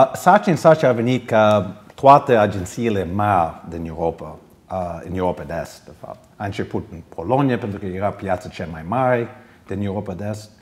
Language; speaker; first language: Romanian; early bilingual, heritage; Romanian